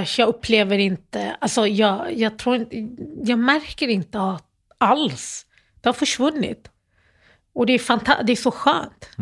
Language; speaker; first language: Swedish; early bilingual, other home language; Arabic